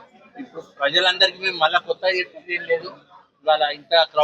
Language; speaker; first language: Telugu; native; Telugu